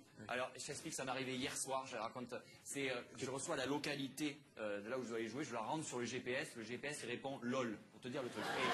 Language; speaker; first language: French; native; French